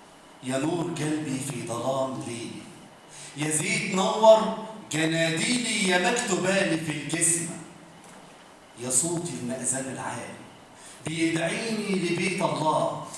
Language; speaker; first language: Arabic; native; Arabic